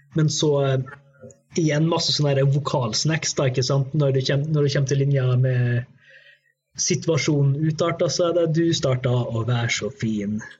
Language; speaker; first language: Norwegian; native; Norwegian